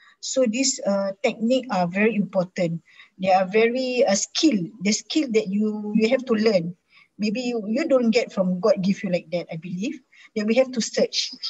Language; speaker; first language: English; non-native, local second language; Malay